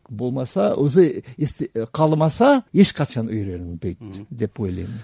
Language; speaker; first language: Kyrgyz; non-native, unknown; English